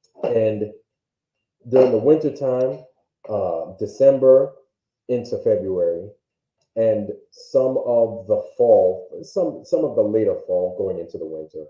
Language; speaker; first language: English; native; English